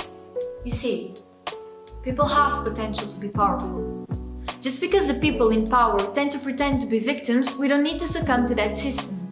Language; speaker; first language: English; non-native, learner; Portuguese